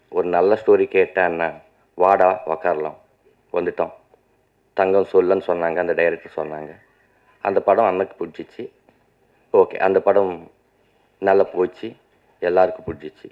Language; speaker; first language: Tamil; non-native, learner; Telugu